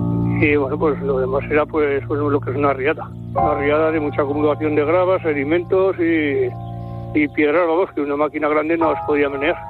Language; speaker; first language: Spanish; native; Spanish